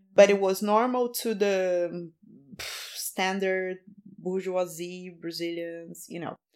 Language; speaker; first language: English; non-native, fluent; Portuguese